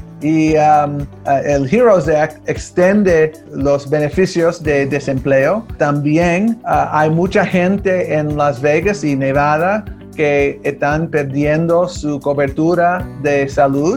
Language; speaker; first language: Spanish; early bilingual, heritage; Spanish